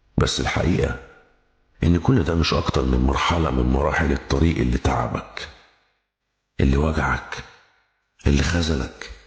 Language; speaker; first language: Arabic; native; Arabic